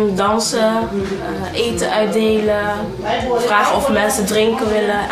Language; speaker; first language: Dutch; early bilingual, other home language; Papiamento